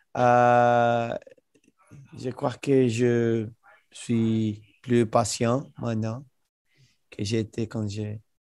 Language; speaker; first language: French; non-native, learner; Portuguese